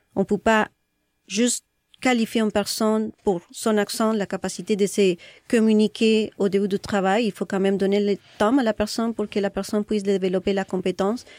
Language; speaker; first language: French; non-native, fluent; Spanish